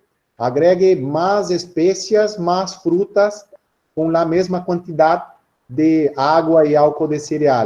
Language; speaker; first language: Spanish; non-native, learner; Portuguese